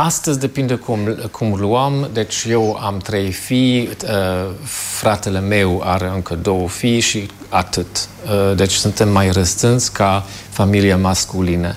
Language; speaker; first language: Romanian; non-native, fluent; German